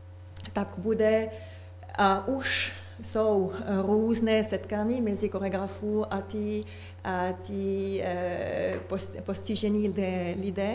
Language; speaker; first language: Czech; non-native, learner; French